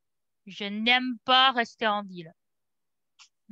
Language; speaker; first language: French; non-native, fluent; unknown